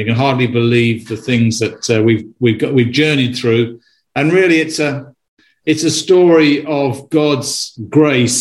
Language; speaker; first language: English; native; English